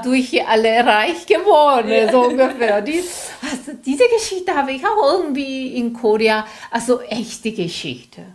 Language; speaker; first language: German; non-native, learner; Korean